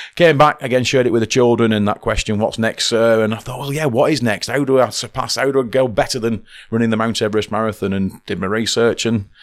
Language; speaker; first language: English; native; English